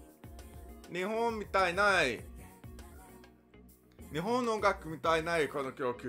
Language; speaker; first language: Japanese; non-native, learner; English